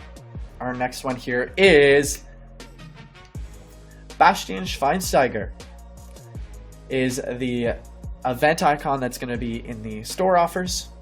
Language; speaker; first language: English; native; English